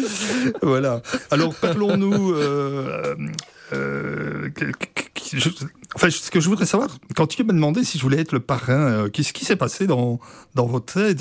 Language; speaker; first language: French; native; French